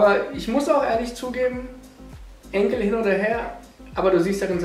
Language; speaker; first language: German; native; German